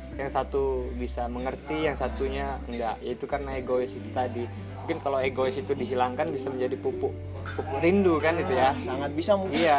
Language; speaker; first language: Indonesian; native; Indonesian